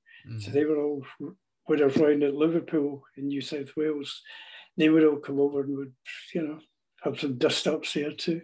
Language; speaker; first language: English; native; English